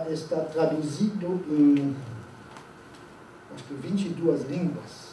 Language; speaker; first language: Portuguese; non-native, fluent; French